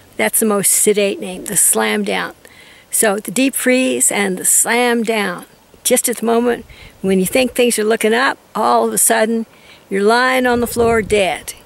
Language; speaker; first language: English; native; English